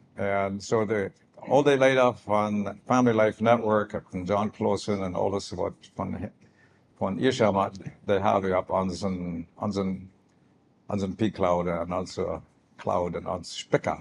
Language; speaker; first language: German; non-native, learner; Plautdietsch